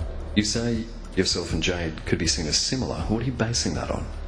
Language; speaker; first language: English; native; English